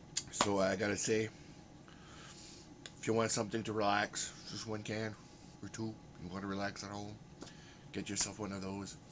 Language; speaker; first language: English; early bilingual, other home language; French